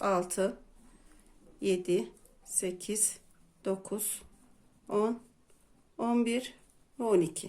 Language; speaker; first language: Turkish; native; Turkish